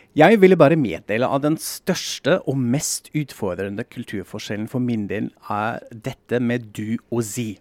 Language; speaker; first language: Norwegian; non-native, fluent; German